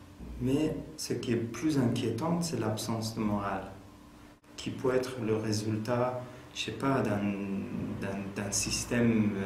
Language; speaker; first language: French; non-native, fluent; Persian